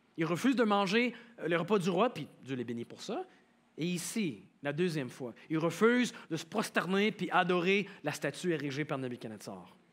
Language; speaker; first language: French; native; French